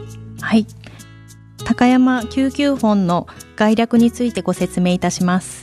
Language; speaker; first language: Japanese; native; Japanese